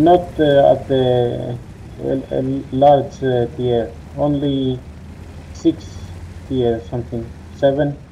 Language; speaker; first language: English; non-native, learner; Greek